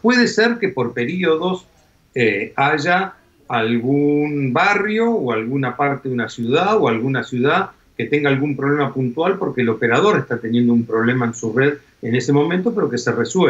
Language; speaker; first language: Spanish; native; Spanish